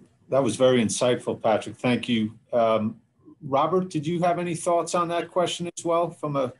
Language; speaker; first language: English; native; English